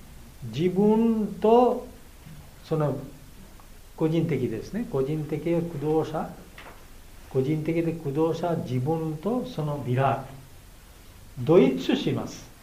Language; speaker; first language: Japanese; non-native, learner; Bangla